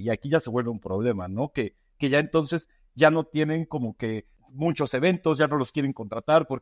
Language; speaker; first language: Spanish; native; Spanish